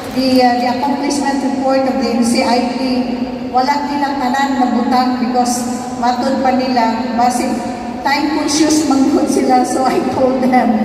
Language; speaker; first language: Cebuano; non-native, local second language; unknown